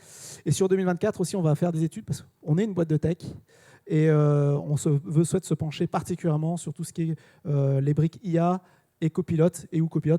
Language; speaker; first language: French; native; French